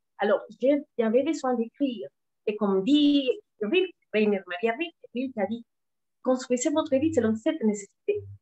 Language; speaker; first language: French; non-native, learner; Spanish